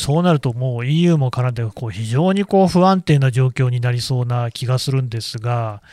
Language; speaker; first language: Japanese; native; Japanese